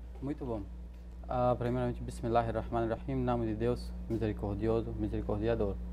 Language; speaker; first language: Portuguese; non-native, fluent; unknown